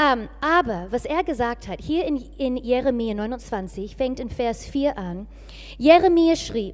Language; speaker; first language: German; non-native, fluent; English